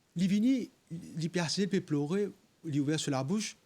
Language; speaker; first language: French; non-native, local second language; Morisyen